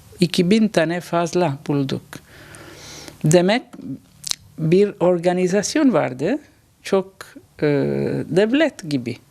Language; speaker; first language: Turkish; non-native, learner; Italian